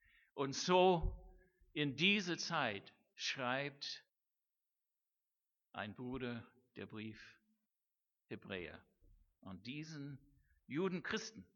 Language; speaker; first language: German; non-native, fluent; English